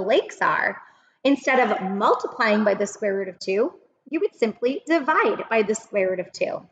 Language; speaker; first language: English; native; English